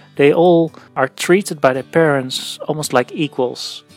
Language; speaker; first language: English; non-native, fluent; Dutch